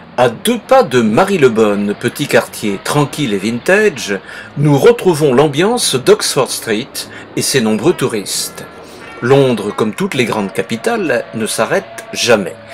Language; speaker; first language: French; native; French